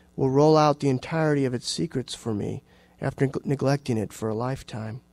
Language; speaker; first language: English; native; English